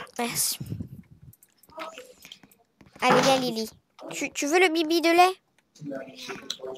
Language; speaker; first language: French; native; French